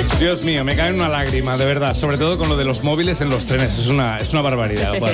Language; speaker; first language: Spanish; native; Spanish